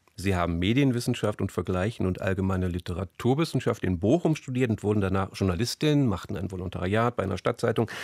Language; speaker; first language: German; native; German